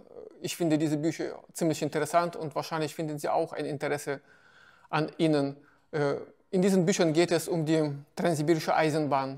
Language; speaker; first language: German; non-native, fluent; Russian